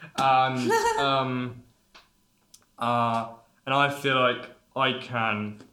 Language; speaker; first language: English; non-native, fluent; German